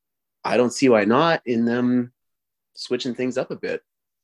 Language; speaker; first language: English; native; English